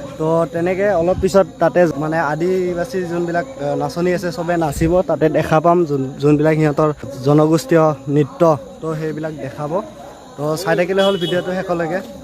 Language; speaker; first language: Assamese; non-native, local second language; Bodo